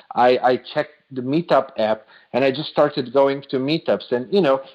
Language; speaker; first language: English; non-native, fluent; Slovenian